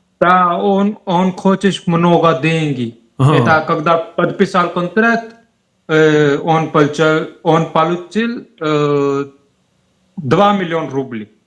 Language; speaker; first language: Russian; non-native, learner; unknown